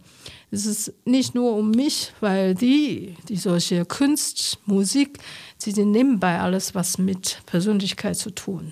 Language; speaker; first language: German; non-native, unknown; Chinese